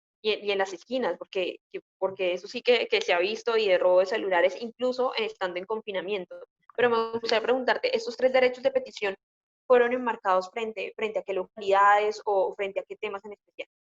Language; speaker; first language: Spanish; native; Spanish